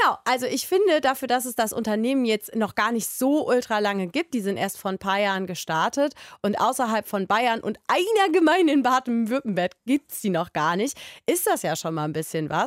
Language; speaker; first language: German; native; German